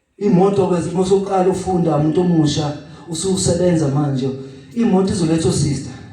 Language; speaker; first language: Zulu; native; Zulu